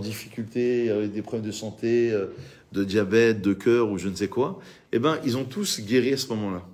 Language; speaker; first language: French; native; French